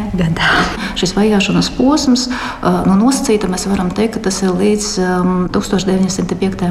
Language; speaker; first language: Latvian; non-native, local second language; Russian